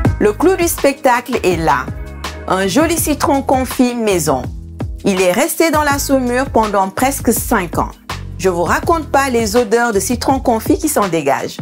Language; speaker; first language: French; native; French